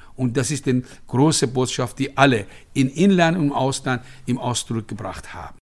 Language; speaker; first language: German; non-native, fluent; Persian